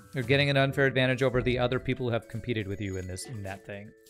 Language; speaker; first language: English; native; English